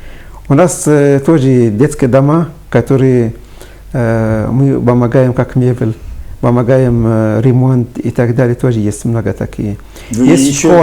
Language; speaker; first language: Russian; non-native, fluent; Arabic